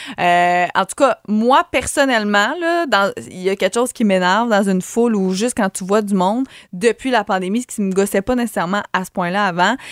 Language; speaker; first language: French; native; French